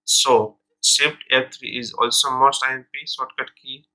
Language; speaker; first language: English; non-native, local second language; Gujarati